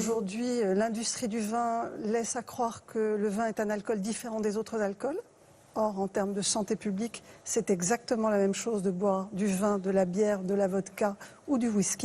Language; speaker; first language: French; native; French